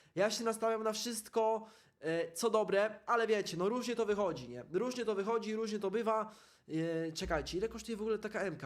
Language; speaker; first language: Polish; native; Polish